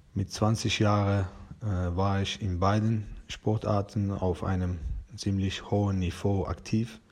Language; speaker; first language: German; non-native, learner; Persian